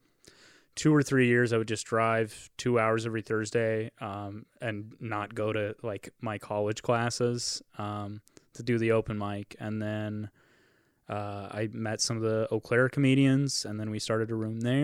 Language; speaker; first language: English; native; English